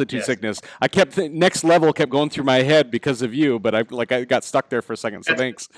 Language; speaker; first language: English; native; English